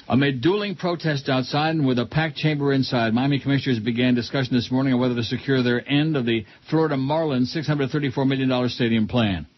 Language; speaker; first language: English; native; English